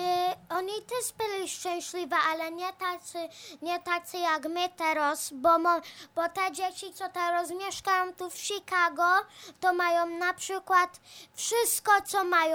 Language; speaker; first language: Polish; early bilingual, heritage; Polish